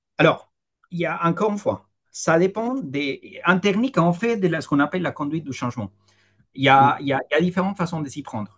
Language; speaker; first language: French; non-native, fluent; Spanish